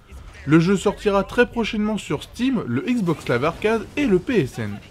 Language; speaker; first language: French; native; French